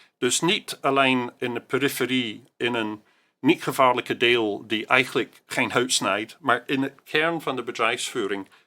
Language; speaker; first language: Dutch; non-native, fluent; English